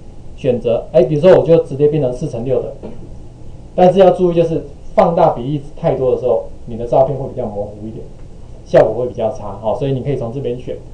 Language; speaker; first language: Chinese; native; Chinese